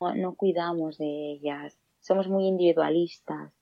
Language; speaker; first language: Spanish; native; Spanish